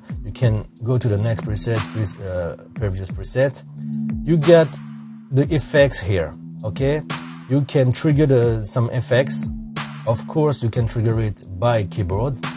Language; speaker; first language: English; non-native, fluent; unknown